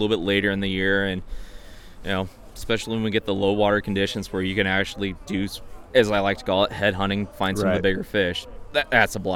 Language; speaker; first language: English; native; English